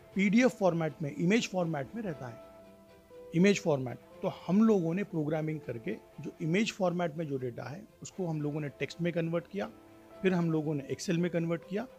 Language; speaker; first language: Hindi; non-native, local second language; Urdu